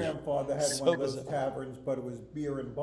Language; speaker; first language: English; native; English